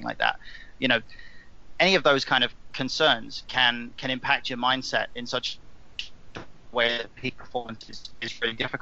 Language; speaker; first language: English; native; English